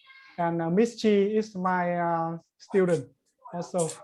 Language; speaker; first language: English; non-native, learner; Vietnamese